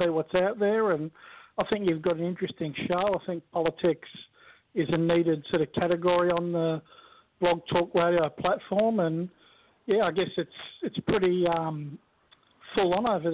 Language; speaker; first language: English; native; English